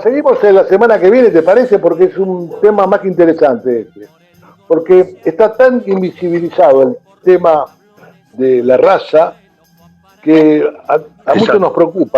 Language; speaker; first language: Spanish; native; Spanish